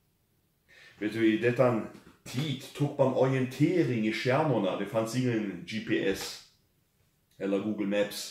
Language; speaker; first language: Swedish; non-native, fluent; German